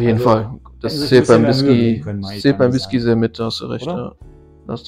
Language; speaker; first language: German; native; German